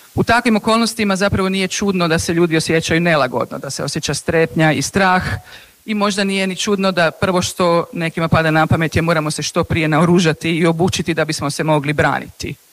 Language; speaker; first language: Croatian; native; Croatian